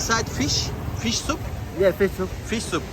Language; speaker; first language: English; non-native, learner; Turkish